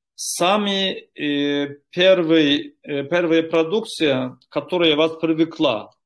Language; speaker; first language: Russian; non-native, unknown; Turkish